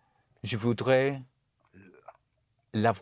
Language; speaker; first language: French; non-native, learner; English